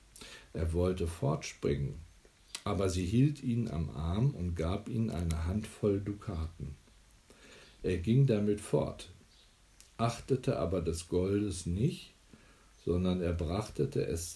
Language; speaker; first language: German; native; German